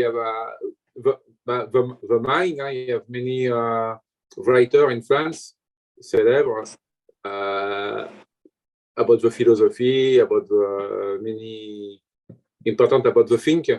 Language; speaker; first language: English; non-native, learner; French